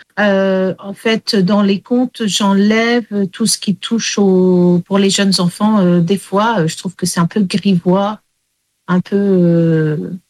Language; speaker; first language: French; early bilingual, heritage; English